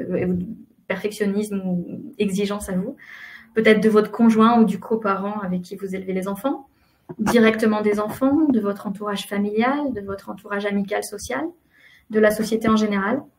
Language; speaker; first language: French; native; French